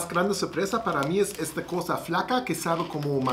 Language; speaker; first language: Spanish; non-native, learner; German